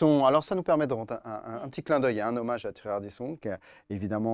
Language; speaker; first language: French; native; French